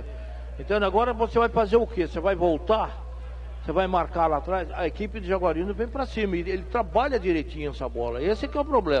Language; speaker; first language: Portuguese; native; Portuguese